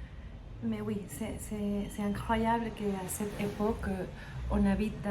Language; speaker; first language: French; non-native, learner; Spanish